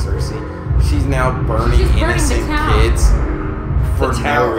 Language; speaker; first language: English; native; English